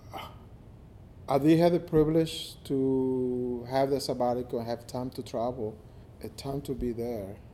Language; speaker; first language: English; non-native, fluent; Spanish